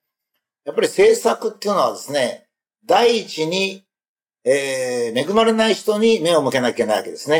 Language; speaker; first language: Japanese; native; Japanese